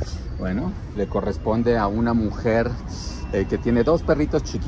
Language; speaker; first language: Spanish; native; Spanish